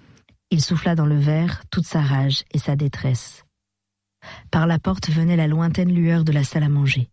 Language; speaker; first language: French; native; French